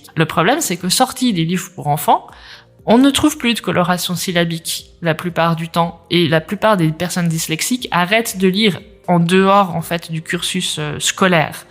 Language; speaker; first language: French; native; French